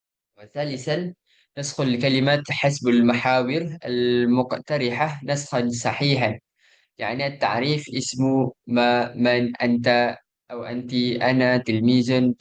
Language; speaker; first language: Arabic; non-native, learner; Malay